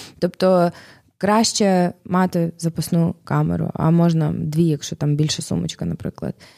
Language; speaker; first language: Ukrainian; native; Ukrainian